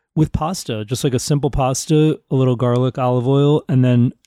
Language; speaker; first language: English; early bilingual, other home language; Italian